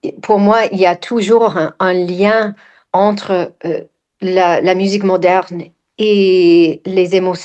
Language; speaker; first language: French; non-native, fluent; English